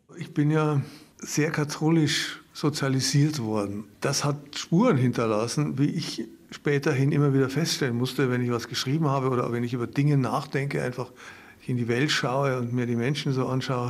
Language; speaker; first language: German; native; German